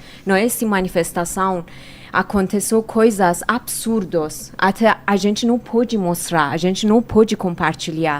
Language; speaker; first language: Portuguese; non-native, fluent; Persian